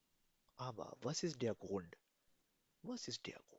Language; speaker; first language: German; non-native, fluent; Urdu